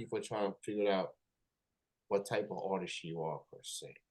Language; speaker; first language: English; native; English